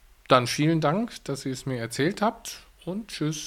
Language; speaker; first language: German; native; German